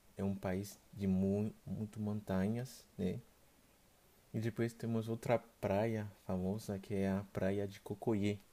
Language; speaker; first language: Portuguese; non-native, fluent; Haitian Creole